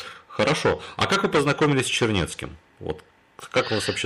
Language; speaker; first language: Russian; native; Russian